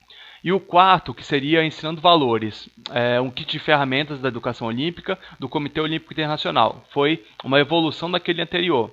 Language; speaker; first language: Portuguese; native; Portuguese